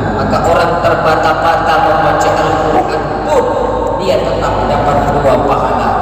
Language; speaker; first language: Malay; non-native, local second language; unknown